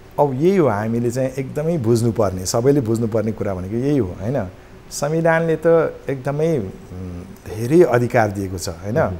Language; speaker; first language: Nepali; non-native, local second language; Newari